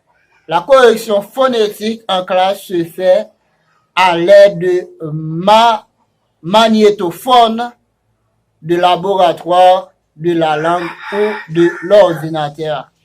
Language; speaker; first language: French; non-native, fluent; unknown